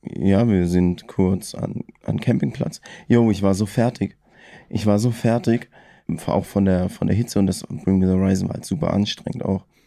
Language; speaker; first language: German; native; German